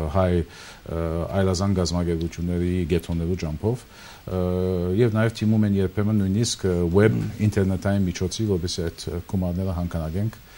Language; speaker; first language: Armenian; early bilingual, heritage; Armenian